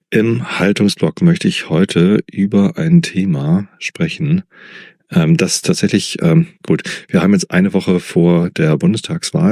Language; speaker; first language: German; native; German